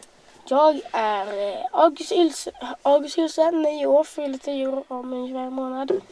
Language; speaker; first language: Swedish; native; Swedish